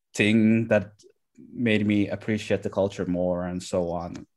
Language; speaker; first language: English; non-native, fluent; Finnish